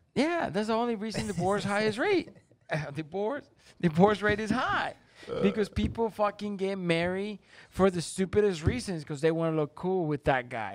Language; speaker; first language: English; non-native, fluent; Spanish